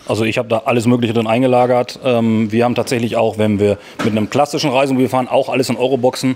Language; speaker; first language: German; native; German